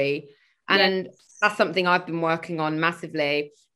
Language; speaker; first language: English; native; English